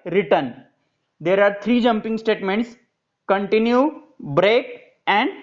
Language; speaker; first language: English; non-native, local second language; Marathi